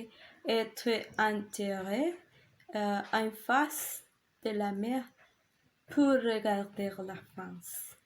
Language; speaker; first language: French; non-native, learner; Spanish